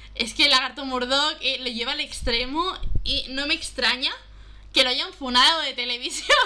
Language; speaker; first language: Spanish; native; Spanish